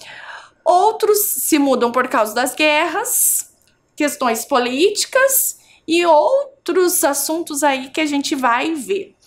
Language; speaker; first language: Portuguese; native; Portuguese